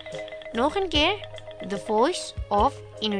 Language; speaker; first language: Dutch; non-native, learner; Indonesian